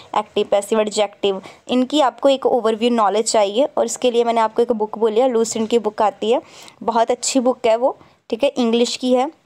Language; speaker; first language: Hindi; non-native, local second language; Punjabi